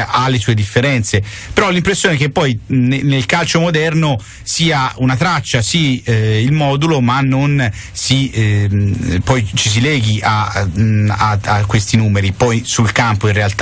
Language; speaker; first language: Italian; native; Italian